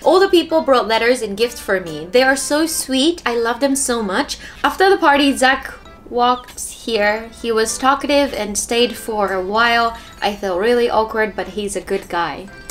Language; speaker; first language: English; non-native, fluent; Japanese